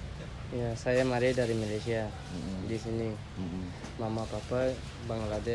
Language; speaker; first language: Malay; non-native, local second language; Rohingya